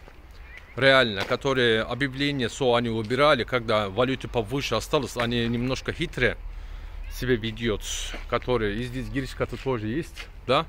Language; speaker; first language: Russian; non-native, learner; Turkish